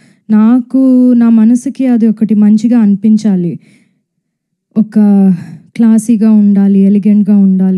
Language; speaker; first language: Telugu; non-native, fluent; Tamil